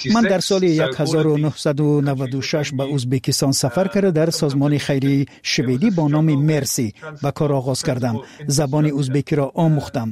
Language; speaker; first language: Persian; non-native, fluent; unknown